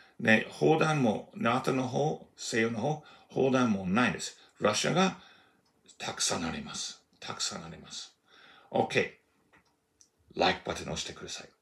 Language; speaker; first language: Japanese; non-native, fluent; English